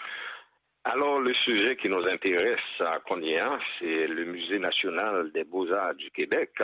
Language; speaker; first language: French; non-native, local second language; Haitian Creole